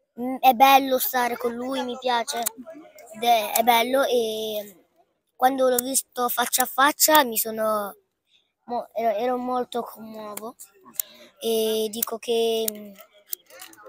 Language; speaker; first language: Italian; early bilingual, other home language; Fula